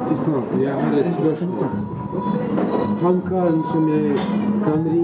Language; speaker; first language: Norwegian; non-native, learner; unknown